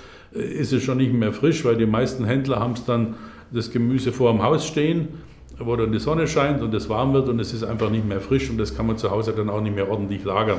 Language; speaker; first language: German; native; German